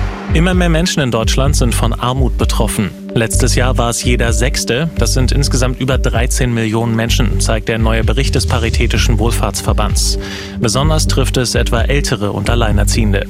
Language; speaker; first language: German; native; German